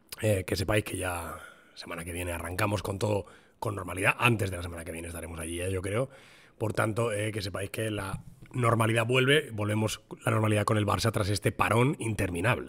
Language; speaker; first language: Spanish; native; Spanish